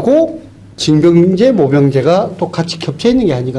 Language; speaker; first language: Korean; native; Korean